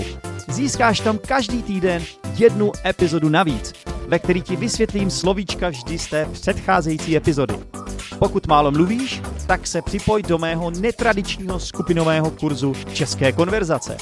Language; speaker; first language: Czech; native; Czech